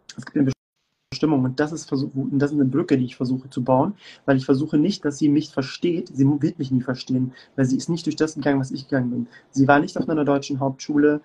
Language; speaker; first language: German; early bilingual, other home language; Turkish